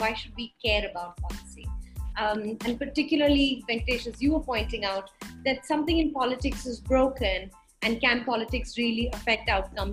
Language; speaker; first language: English; non-native, local second language; Hindi